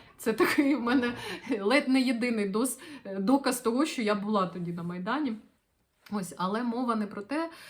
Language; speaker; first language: Ukrainian; non-native, local second language; Russian